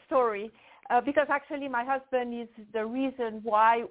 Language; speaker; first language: English; non-native, fluent; French